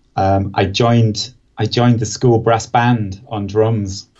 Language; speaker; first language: English; native; English